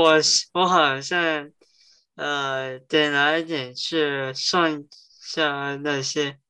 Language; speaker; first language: Chinese; early bilingual, heritage; Cantonese